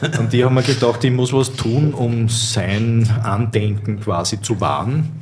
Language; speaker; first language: German; native; German